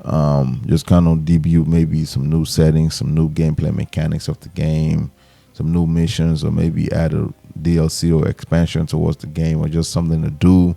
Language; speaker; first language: English; native; English